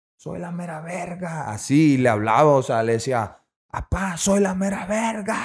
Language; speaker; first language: Spanish; native; Spanish